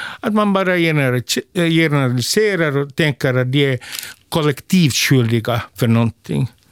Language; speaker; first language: Swedish; non-native, local second language; Finnish